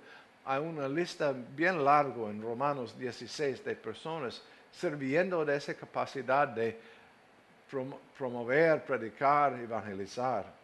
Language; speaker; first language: Spanish; non-native, fluent; English